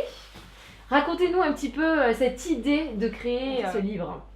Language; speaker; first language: French; native; French